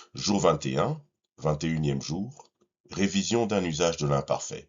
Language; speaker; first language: French; non-native, fluent; English